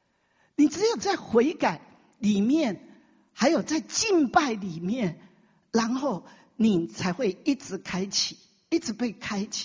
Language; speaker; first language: Chinese; native; Chinese